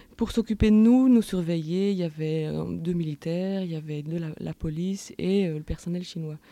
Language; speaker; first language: French; native; French